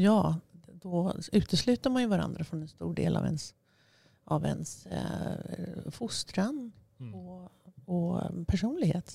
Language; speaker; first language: Swedish; native; Swedish